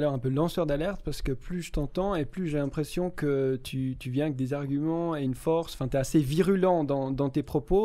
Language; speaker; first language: French; native; French